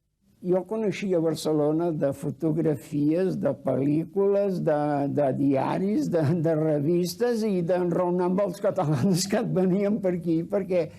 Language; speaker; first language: Catalan; early bilingual, heritage; Catalan